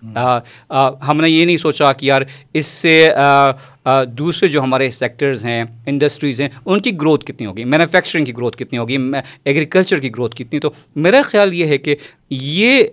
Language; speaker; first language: Urdu; non-native, local second language; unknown